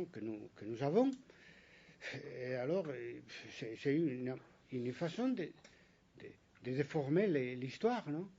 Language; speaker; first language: French; non-native, fluent; Spanish